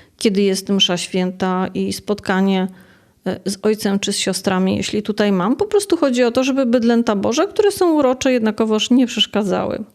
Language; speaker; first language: Polish; native; Polish